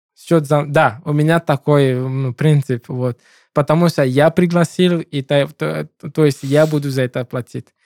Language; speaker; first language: Russian; non-native, learner; English